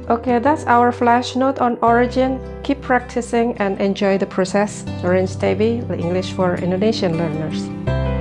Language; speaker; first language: English; non-native, fluent; Indonesian